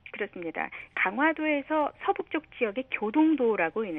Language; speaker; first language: Korean; native; Korean